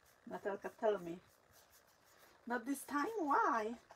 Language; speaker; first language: English; non-native, learner; Polish